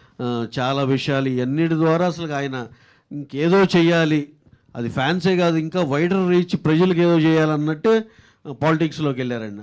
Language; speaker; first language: Telugu; native; Telugu